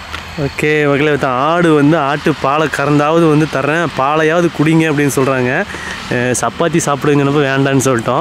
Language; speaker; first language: Tamil; native; Tamil